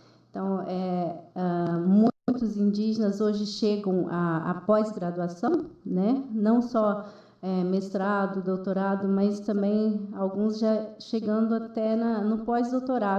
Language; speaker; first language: Portuguese; non-native, local second language; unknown